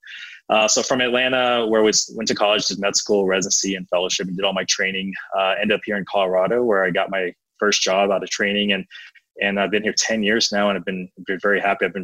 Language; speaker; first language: English; native; English